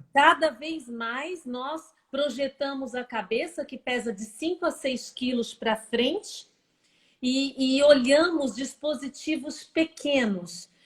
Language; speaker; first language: Portuguese; native; Portuguese